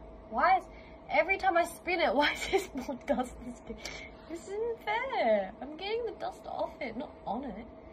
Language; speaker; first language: English; native; English